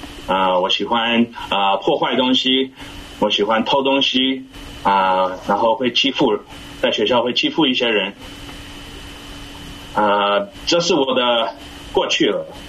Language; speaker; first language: Chinese; early bilingual, heritage; English